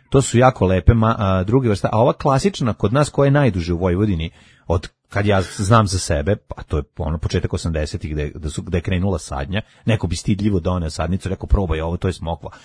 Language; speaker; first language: Serbian; native; Serbian